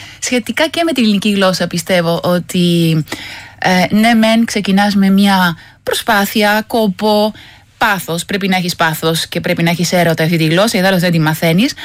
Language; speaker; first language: Greek; non-native, fluent; Spanish